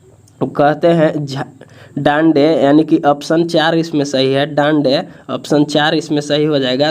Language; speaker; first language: Hindi; native; Hindi